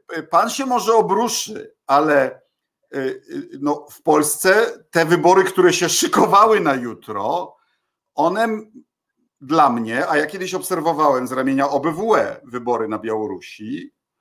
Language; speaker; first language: Polish; native; Polish